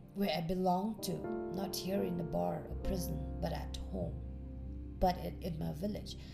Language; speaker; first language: English; non-native, fluent; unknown